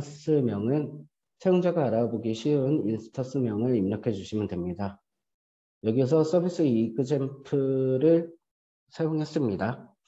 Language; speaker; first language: Korean; native; Korean